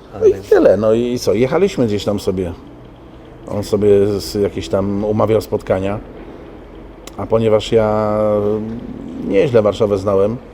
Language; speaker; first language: Polish; native; Polish